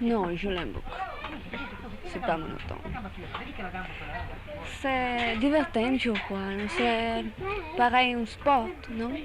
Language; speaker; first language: French; non-native, learner; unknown